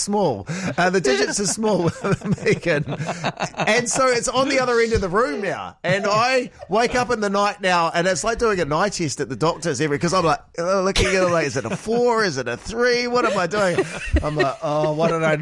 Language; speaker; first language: English; native; English